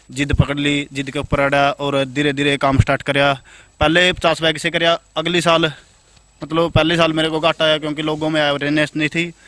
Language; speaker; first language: Hindi; native; Hindi